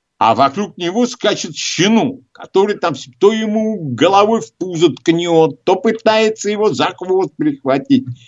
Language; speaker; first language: Russian; native; Russian